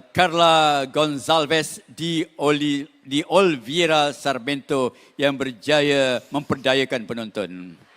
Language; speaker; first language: Malay; native; Malay